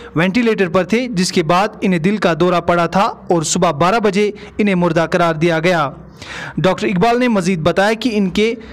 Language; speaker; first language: Urdu; non-native, local second language; Kashmiri